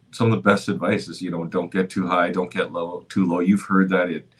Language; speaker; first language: English; native; English